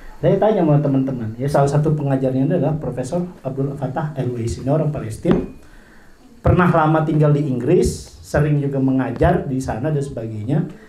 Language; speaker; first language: Indonesian; non-native, local second language; Madurese